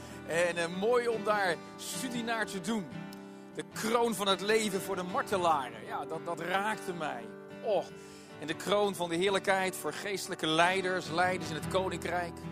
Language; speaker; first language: Dutch; native; Dutch